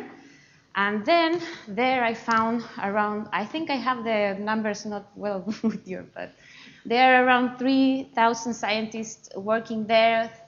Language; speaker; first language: English; non-native, fluent; Spanish